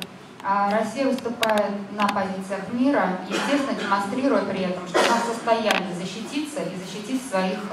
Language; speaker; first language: Russian; native; Russian